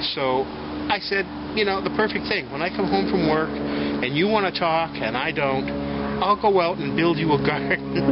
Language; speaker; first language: English; native; English